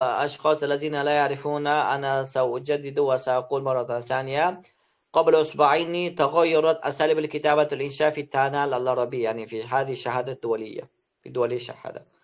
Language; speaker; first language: Arabic; non-native, fluent; Uzbek